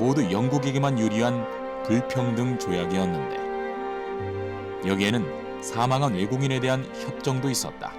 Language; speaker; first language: Korean; native; Korean